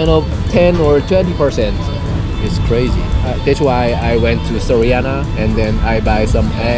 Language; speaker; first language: English; non-native, learner; Korean